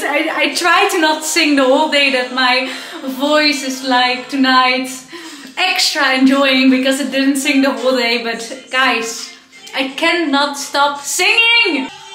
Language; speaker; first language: English; non-native, fluent; Dutch